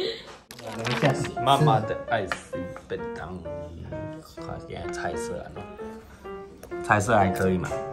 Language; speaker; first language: Chinese; native; Chinese